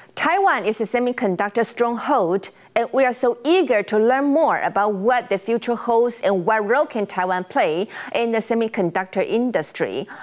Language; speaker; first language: English; non-native, fluent; Chinese